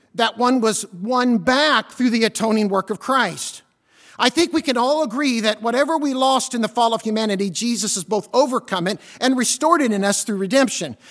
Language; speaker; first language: English; native; English